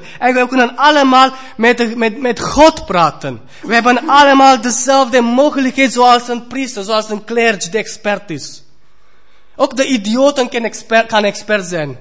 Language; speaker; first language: Dutch; non-native, fluent; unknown